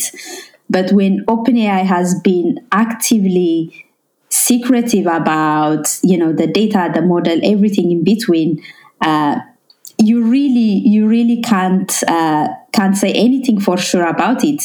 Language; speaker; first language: English; non-native, fluent; Amharic